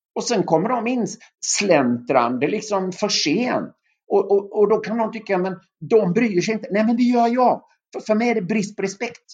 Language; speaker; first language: Swedish; native; Swedish